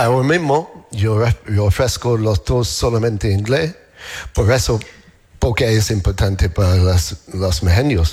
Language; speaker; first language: Spanish; non-native, learner; English